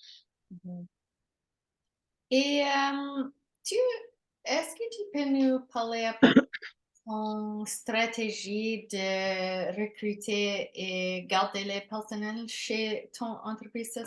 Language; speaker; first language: French; non-native, local second language; English